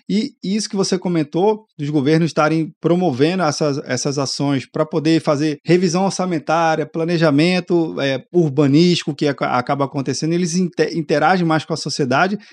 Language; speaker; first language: Portuguese; native; Portuguese